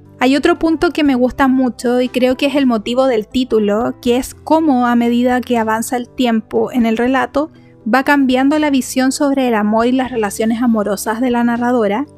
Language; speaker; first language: Spanish; native; Spanish